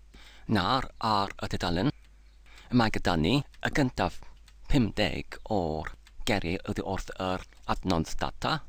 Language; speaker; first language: Welsh; non-native, learner; English